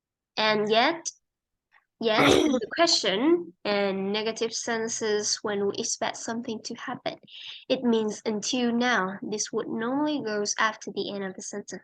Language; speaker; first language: English; non-native, fluent; Vietnamese